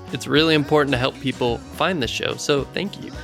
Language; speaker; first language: English; native; English